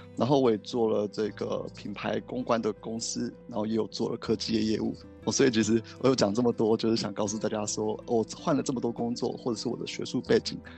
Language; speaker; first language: Chinese; native; Chinese